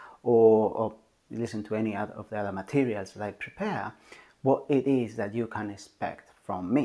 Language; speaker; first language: English; non-native, fluent; Spanish